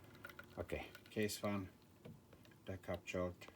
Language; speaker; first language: Hungarian; non-native, learner; English